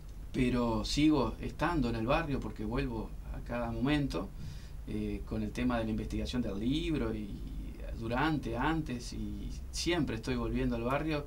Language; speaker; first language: Spanish; native; Spanish